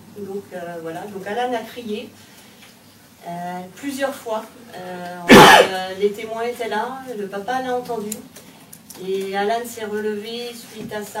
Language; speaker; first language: French; native; French